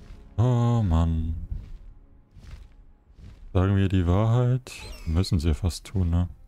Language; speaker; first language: German; native; German